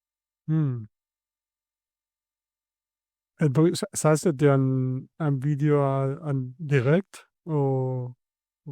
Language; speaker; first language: French; non-native, fluent; Spanish